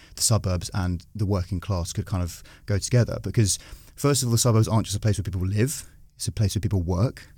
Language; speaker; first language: English; native; English